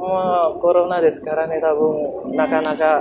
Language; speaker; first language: Japanese; non-native, learner; Indonesian